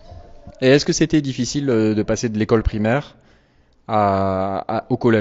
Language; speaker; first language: French; native; French